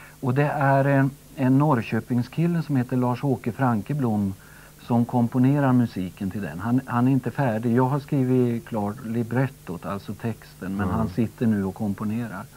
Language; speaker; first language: Swedish; native; Swedish